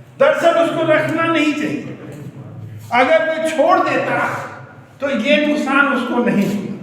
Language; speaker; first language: Hindi; native; Hindi